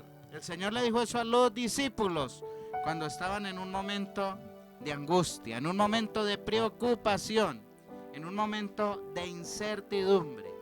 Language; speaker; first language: Spanish; native; Spanish